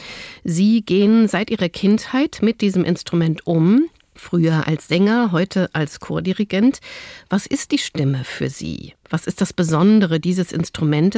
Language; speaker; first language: German; native; German